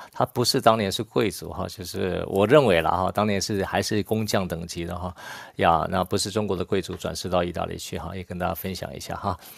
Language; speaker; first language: Chinese; native; Chinese